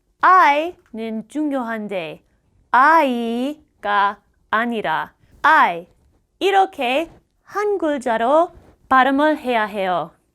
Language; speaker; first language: Korean; non-native, fluent; English